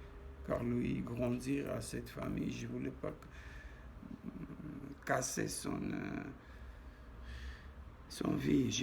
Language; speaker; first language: French; non-native, learner; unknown